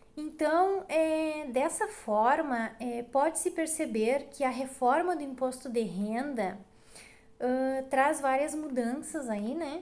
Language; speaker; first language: Portuguese; native; Portuguese